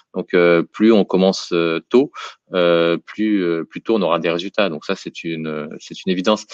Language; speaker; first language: French; native; French